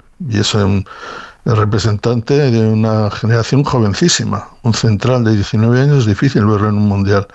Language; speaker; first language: Spanish; native; Spanish